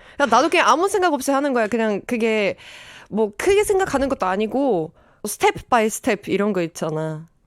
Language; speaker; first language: Korean; non-native, fluent; Polish